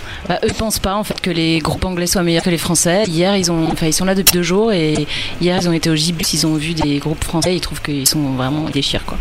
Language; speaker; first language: French; native; French